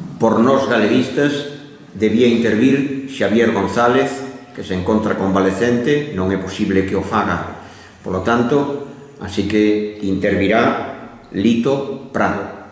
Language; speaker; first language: Galician; native; Galician